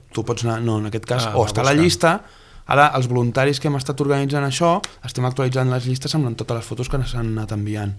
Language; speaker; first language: Catalan; native; Catalan